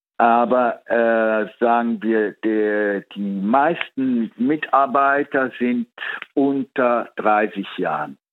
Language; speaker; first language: German; early bilingual, heritage; Italian